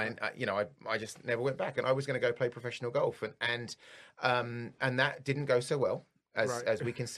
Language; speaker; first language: English; native; English